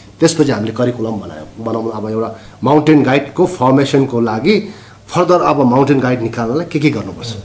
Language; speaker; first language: Nepali; non-native, local second language; Sherpa